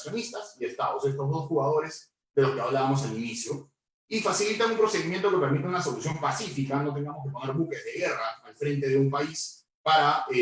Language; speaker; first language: Spanish; native; Spanish